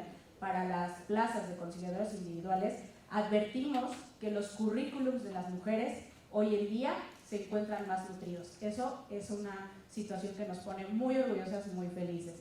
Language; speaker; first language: Spanish; native; Spanish